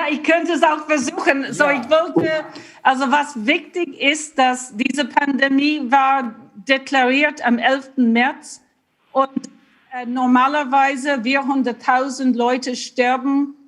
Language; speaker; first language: German; non-native, fluent; English